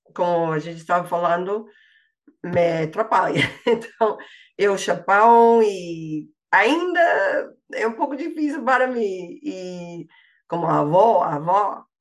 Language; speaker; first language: Portuguese; non-native, fluent; English